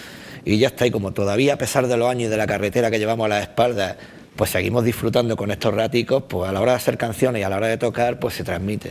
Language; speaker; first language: Spanish; native; Spanish